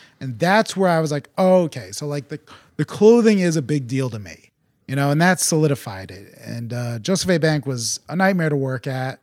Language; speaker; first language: English; native; English